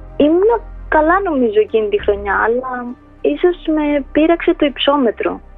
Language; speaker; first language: Greek; early bilingual, other home language; Albanian